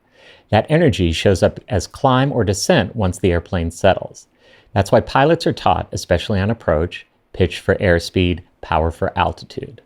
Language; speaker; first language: English; native; English